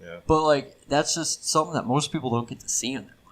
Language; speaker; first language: English; native; English